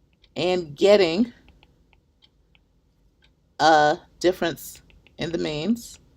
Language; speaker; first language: English; native; English